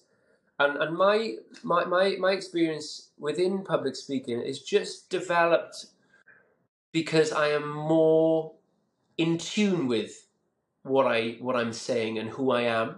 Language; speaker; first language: English; native; English